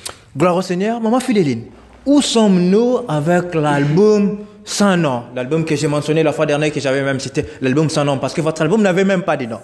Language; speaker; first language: French; non-native, local second language; Lingala